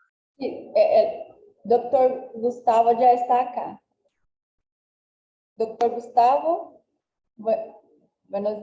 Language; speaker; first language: Spanish; non-native, learner; Portuguese